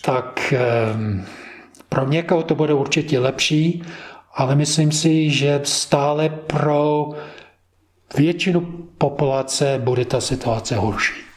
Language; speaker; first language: Czech; non-native, fluent; English